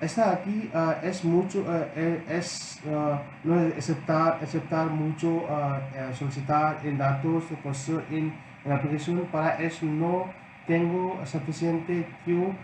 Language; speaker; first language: Spanish; non-native, learner; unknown